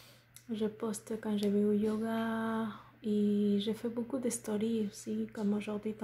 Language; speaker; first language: French; non-native, fluent; Spanish